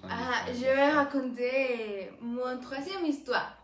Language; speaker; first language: French; non-native, learner; Spanish